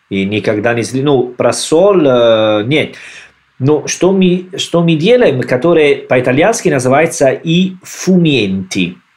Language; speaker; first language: Russian; non-native, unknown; Italian